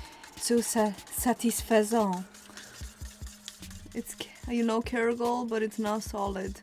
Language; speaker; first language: English; non-native, fluent; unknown